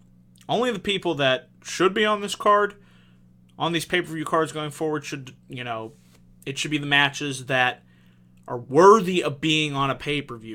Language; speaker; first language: English; native; English